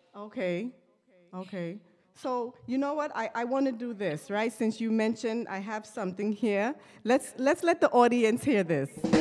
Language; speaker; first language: English; native; English